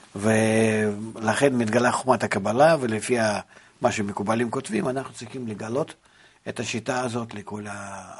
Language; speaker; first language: Hebrew; non-native, fluent; Russian